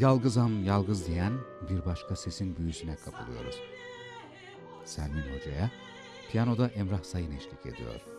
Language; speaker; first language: Turkish; native; Turkish